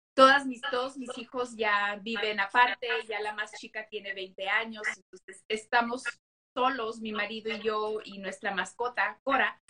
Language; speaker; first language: Spanish; early bilingual, heritage; Spanish